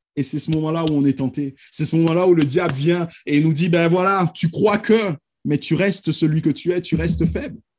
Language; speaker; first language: French; native; French